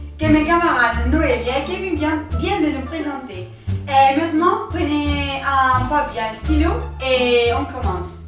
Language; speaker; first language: French; non-native, learner; Spanish